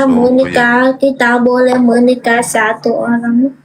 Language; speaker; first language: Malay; non-native, learner; Vietnamese